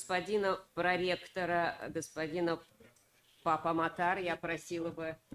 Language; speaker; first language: Russian; native; Russian